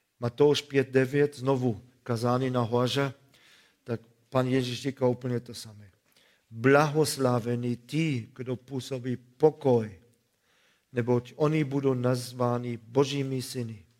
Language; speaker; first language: Czech; non-native, fluent; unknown